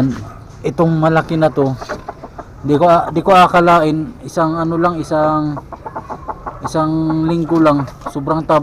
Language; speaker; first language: Filipino; non-native, local second language; Cebuano